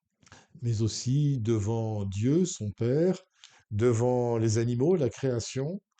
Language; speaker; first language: French; native; French